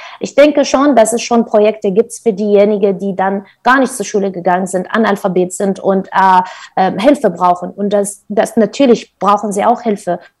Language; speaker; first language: German; non-native, fluent; Kurdish